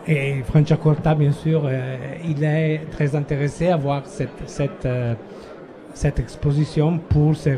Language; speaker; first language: French; non-native, fluent; Italian